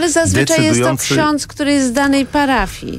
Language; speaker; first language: Polish; native; Polish